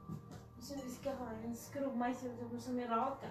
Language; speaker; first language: Swedish; non-native, learner; Cebuano